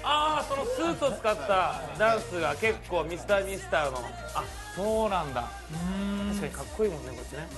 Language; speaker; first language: Japanese; native; Japanese